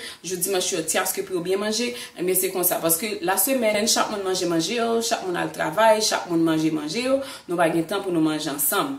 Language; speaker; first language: French; non-native, learner; Haitian Creole